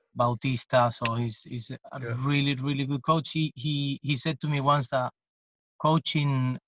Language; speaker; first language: English; non-native, fluent; Spanish